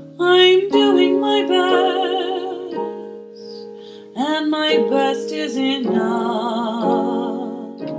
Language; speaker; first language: English; native; English